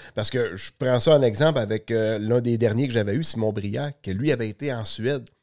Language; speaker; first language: French; native; French